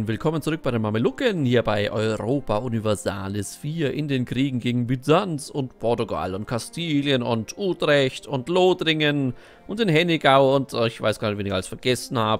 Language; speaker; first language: German; native; German